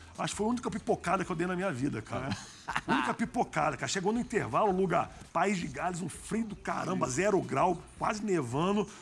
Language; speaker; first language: Portuguese; native; Portuguese